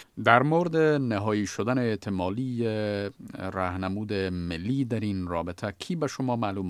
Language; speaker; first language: Persian; native; Persian